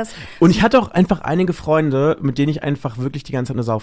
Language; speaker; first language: German; native; German